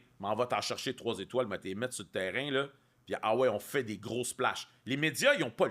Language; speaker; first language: French; native; French